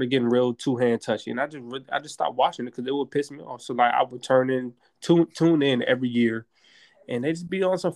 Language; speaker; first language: English; native; English